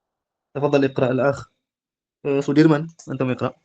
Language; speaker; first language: Arabic; non-native, fluent; Indonesian